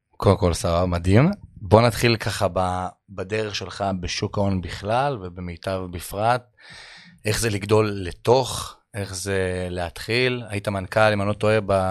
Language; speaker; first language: Hebrew; native; Hebrew